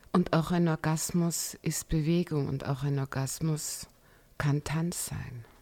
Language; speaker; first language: German; native; German